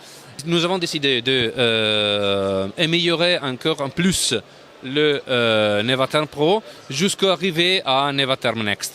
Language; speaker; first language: French; non-native, learner; Italian